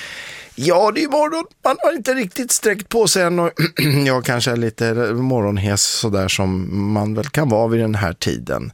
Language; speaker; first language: Swedish; native; Swedish